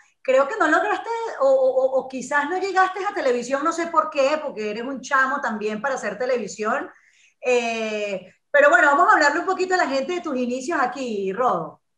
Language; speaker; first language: Spanish; native; Spanish